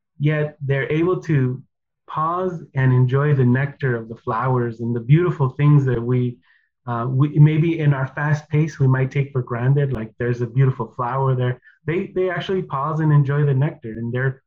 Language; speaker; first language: English; early bilingual, other home language; Spanish